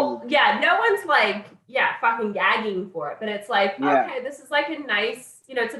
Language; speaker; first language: English; native; English